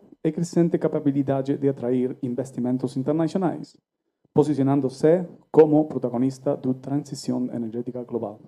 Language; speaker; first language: Portuguese; non-native, fluent; Spanish